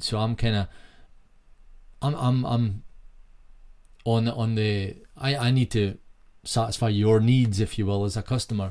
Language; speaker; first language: English; native; English